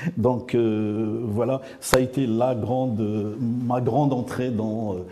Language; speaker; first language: French; non-native, local second language; Arabic